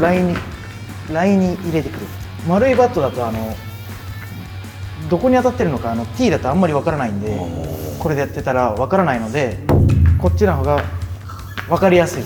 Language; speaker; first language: Japanese; native; Japanese